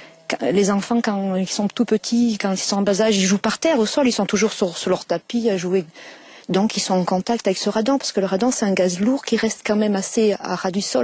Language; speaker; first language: French; native; French